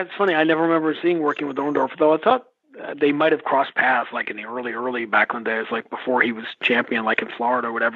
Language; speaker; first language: English; native; English